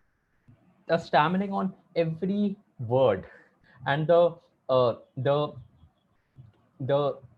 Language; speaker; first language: English; non-native, local second language; Hindi